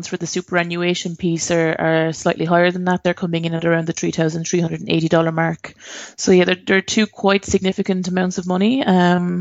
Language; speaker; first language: English; native; English